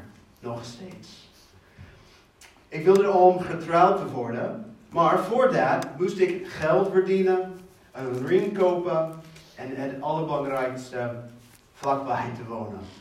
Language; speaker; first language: Dutch; non-native, fluent; English